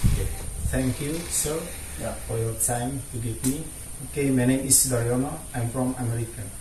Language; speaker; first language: English; non-native, learner; Indonesian